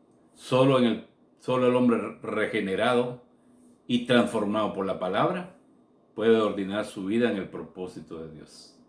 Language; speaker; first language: Spanish; native; Spanish